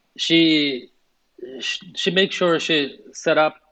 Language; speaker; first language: English; non-native, fluent; Portuguese